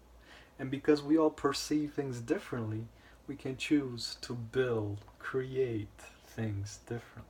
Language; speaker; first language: English; native; English